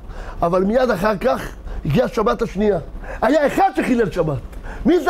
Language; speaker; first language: Hebrew; native; Hebrew